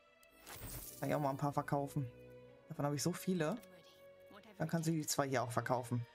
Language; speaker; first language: German; native; German